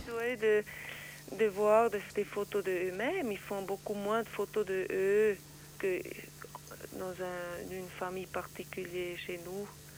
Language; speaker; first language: French; non-native, learner; Swiss German